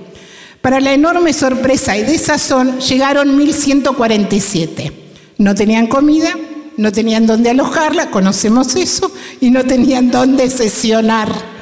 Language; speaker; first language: Spanish; native; Spanish